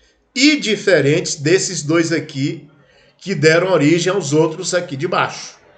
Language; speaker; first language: Portuguese; native; Portuguese